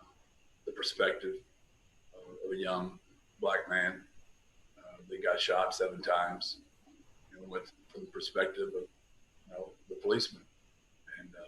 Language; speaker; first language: English; native; English